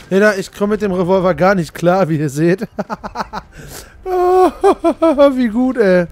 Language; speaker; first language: German; native; German